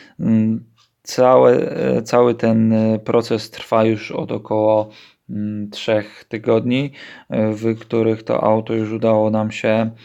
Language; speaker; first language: Polish; native; Polish